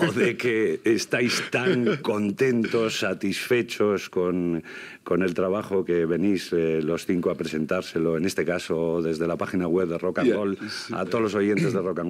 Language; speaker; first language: Spanish; native; Spanish